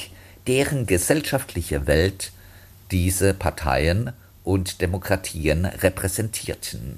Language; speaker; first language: German; native; German